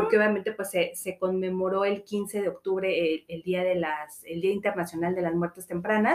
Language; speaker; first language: Spanish; native; Spanish